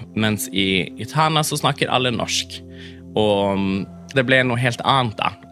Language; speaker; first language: Norwegian; non-native, local second language; Northern Sami